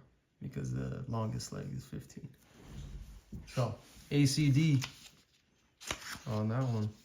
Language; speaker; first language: English; native; English